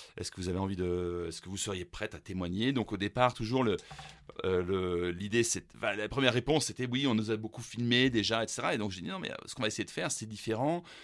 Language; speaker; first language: French; early bilingual, other home language; German